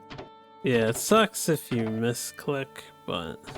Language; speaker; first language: English; native; English